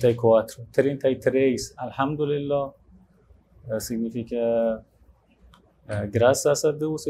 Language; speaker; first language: Portuguese; non-native, learner; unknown